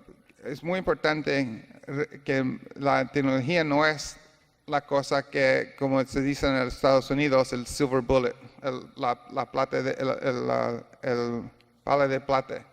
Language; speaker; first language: Spanish; non-native, learner; English